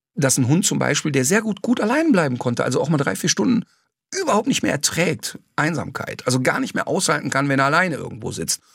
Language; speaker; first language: German; native; German